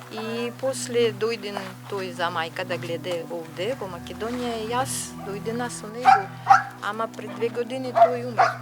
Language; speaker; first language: Macedonian; non-native, learner; Russian